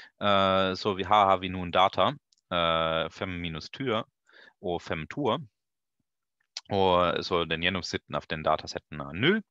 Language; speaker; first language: Norwegian; non-native, learner; German